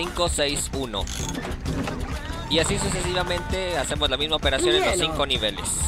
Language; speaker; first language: Spanish; native; Spanish